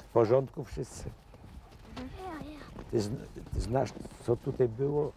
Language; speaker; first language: Polish; non-native, learner; Dutch